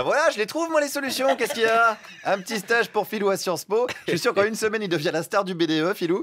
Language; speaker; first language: French; native; French